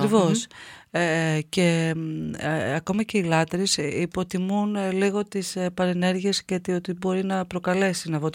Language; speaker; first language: Greek; native; Greek